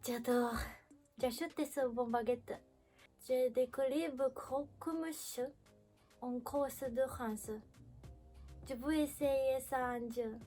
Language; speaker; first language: French; non-native, learner; Japanese